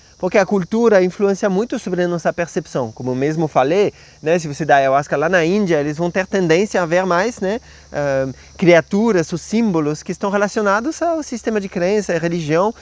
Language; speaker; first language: Portuguese; non-native, fluent; French